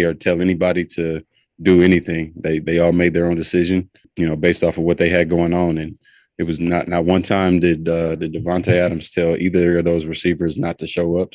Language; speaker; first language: English; native; English